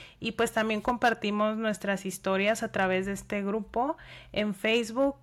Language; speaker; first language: Spanish; native; Spanish